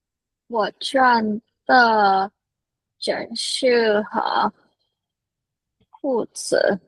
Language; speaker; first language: Chinese; non-native, learner; Vietnamese